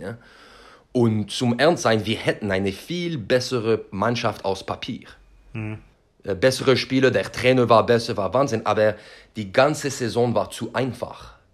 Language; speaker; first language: German; non-native, learner; French